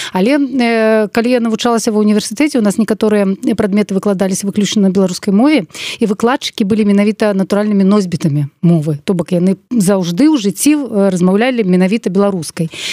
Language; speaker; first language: Belarusian; non-native, local second language; Russian